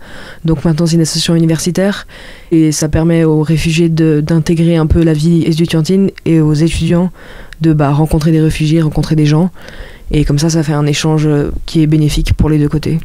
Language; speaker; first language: French; native; French